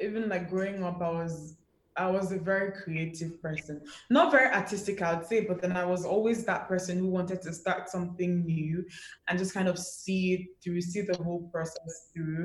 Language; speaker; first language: English; non-native, local second language; Igbo